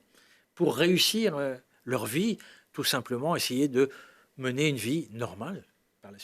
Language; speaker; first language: French; native; French